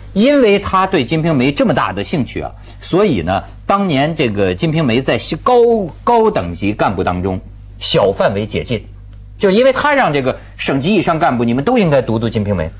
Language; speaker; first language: Chinese; native; Chinese